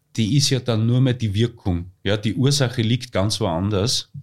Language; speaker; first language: German; native; German